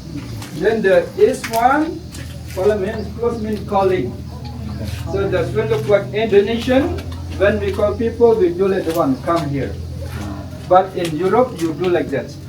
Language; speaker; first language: English; non-native, learner; Indonesian